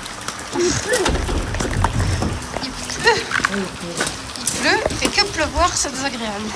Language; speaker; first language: French; native; French